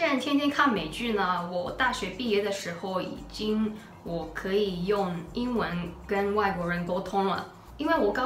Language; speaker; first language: Chinese; non-native, fluent; Japanese